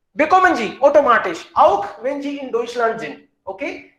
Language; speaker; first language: German; non-native, fluent; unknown